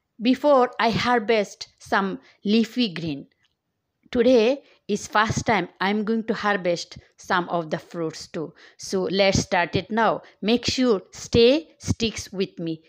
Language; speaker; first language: English; non-native, local second language; Bangla